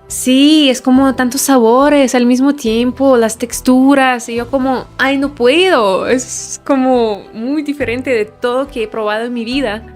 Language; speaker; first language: Spanish; non-native, fluent; Ukrainian